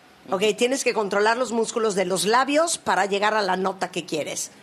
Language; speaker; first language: Spanish; native; Spanish